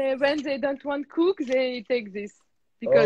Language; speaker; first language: English; non-native, learner; Russian